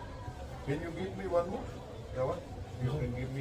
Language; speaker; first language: English; non-native, learner; Filipino